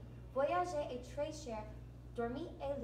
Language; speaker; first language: French; non-native, learner; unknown